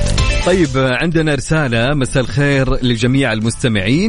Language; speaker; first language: Arabic; native; Arabic